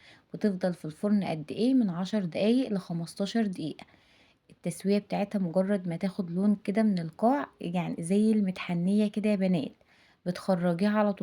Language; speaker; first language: Arabic; native; Arabic